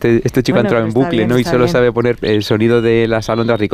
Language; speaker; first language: Spanish; native; Spanish